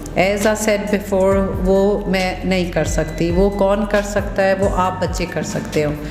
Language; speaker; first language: Urdu; early bilingual, heritage; Urdu